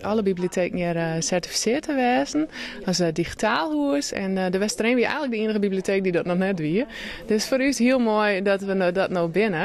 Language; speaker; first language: Dutch; non-native, local second language; Western Frisian